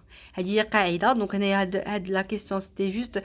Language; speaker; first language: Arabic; native; Arabic